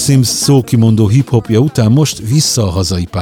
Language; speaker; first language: Hungarian; native; Hungarian